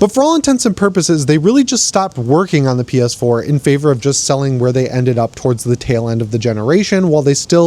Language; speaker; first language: English; native; English